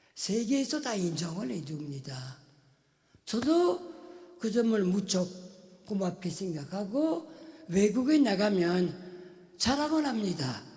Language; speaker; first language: Korean; non-native, fluent; French